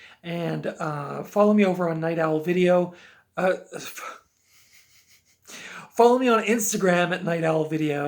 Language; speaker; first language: English; native; English